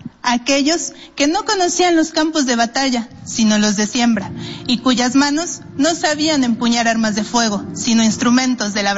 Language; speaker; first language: Spanish; native; Spanish